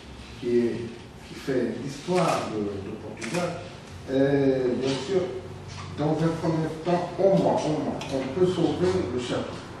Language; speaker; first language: French; non-native, local second language; Arabic